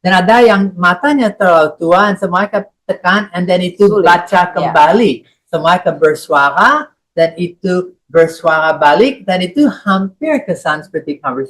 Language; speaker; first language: Indonesian; non-native, fluent; English